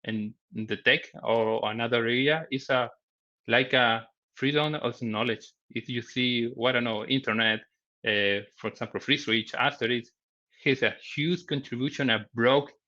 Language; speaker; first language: English; non-native, learner; Spanish